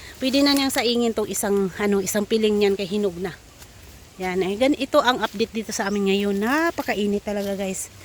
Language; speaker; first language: Filipino; non-native, local second language; Cebuano